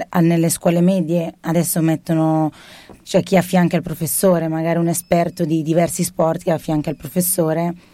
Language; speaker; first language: Italian; early bilingual, other home language; Arabic